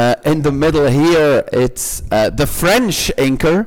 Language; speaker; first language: English; non-native, fluent; Dutch